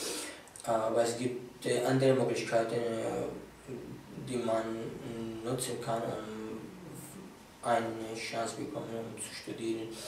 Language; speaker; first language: German; non-native, fluent; Arabic